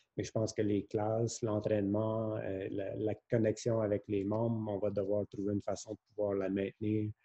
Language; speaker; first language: French; native; French